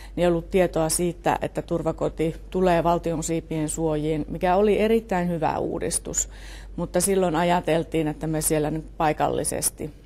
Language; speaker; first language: Finnish; native; Finnish